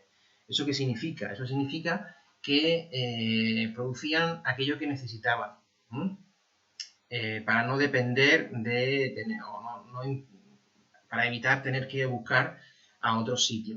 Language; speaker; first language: Spanish; native; Spanish